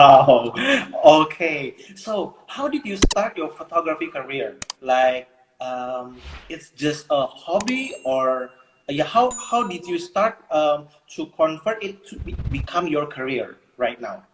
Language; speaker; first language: English; non-native, fluent; Indonesian